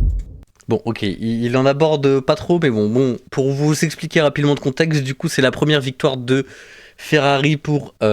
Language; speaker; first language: French; native; French